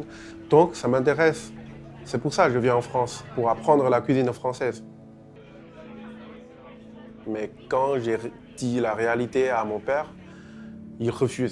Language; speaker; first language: French; non-native, fluent; Chinese